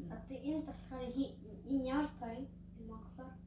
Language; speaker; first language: Mongolian; early bilingual, heritage; Mongolian